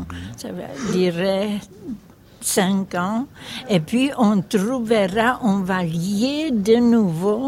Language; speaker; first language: French; non-native, fluent; Czech